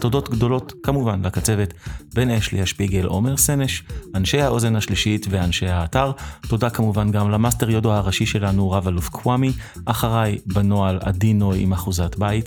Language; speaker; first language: Hebrew; native; Hebrew